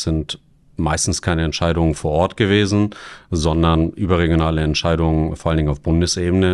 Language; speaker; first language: German; native; German